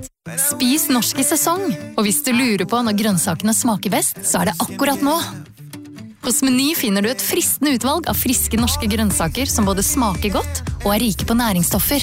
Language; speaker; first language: Norwegian; native; Norwegian